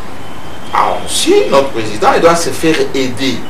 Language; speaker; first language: French; non-native, local second language; Luba-Lulua